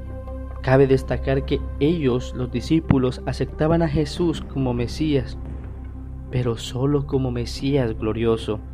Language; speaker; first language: Spanish; native; Spanish